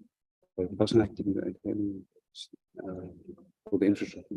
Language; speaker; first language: Arabic; native; Arabic